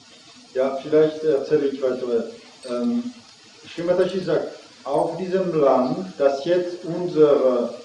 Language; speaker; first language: German; non-native, fluent; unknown